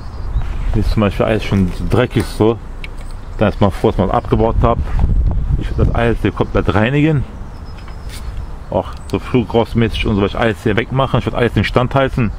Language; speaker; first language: German; early bilingual, other home language; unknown